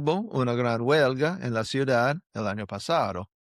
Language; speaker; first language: Spanish; non-native, fluent; English